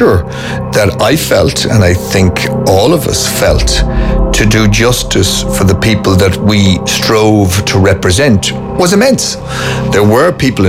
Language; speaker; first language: English; native; English